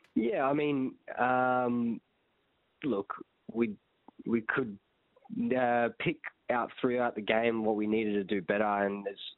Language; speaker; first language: English; native; English